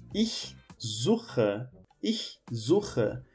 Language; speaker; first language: German; non-native, fluent; Portuguese